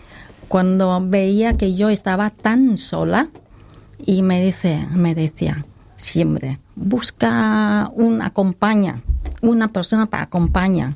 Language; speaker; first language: Spanish; non-native, learner; Khmer